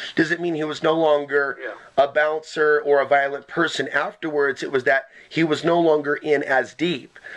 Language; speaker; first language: English; native; English